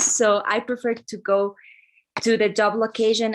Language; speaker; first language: English; non-native, learner; Spanish